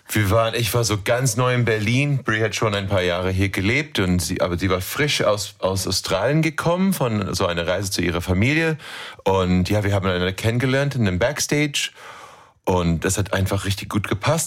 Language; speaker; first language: German; non-native, fluent; English